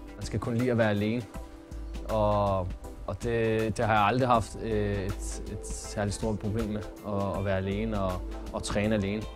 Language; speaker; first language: Danish; native; Danish